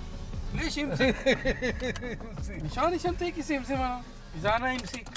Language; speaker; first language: Arabic; non-native, learner; Hindi